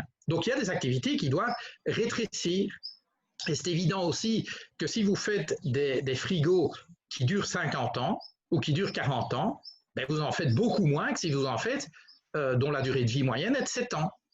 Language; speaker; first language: French; native; French